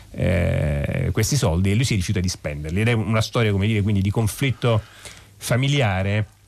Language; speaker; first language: Italian; native; Italian